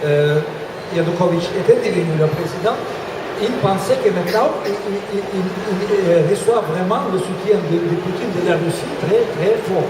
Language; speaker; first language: French; non-native, fluent; Russian